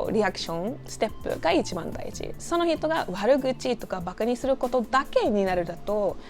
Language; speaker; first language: Japanese; non-native, fluent; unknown